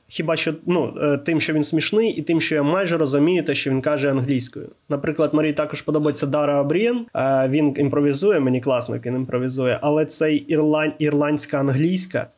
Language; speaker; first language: Ukrainian; non-native, local second language; Russian